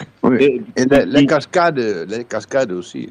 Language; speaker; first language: French; non-native, fluent; Dutch